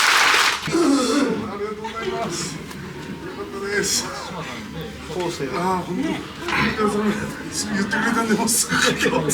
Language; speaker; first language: Japanese; native; Japanese